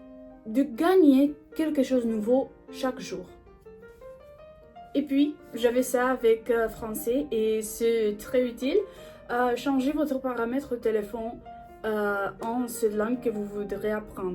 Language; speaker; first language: French; non-native, learner; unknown